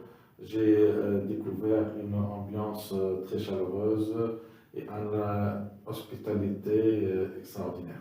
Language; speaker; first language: French; non-native, local second language; Arabic